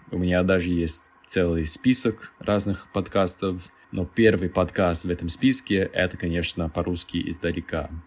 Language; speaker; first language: Russian; non-native, fluent; English